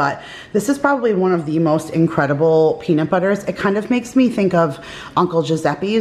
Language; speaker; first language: English; native; English